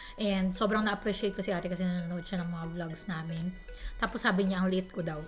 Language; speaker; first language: Filipino; native; Filipino